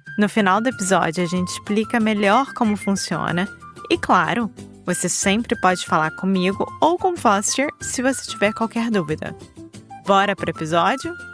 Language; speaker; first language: Portuguese; native; Portuguese